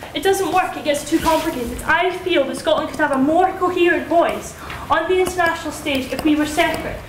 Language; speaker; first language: English; native; English